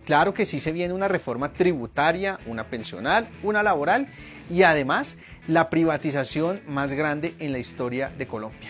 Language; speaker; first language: Spanish; native; Spanish